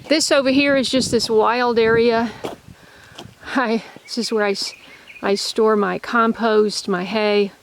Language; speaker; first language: English; native; English